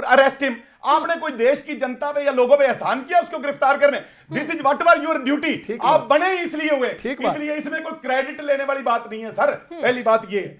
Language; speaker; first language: Hindi; native; Hindi